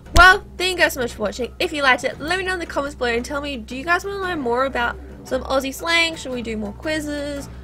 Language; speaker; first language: English; native; English